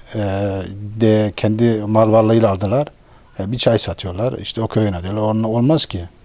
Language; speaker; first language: Turkish; native; Turkish